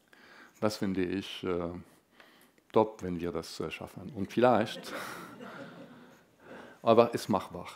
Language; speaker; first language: German; non-native, fluent; Arabic